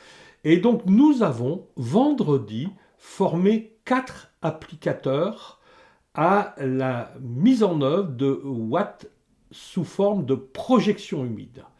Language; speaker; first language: French; native; French